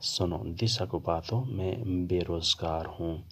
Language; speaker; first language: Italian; non-native, fluent; Urdu